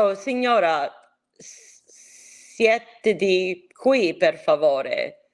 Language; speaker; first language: Italian; non-native, learner; English